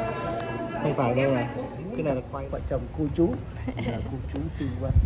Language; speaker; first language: Vietnamese; native; Vietnamese